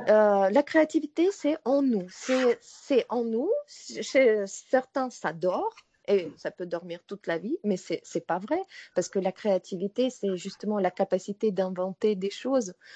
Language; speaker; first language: French; non-native, fluent; Russian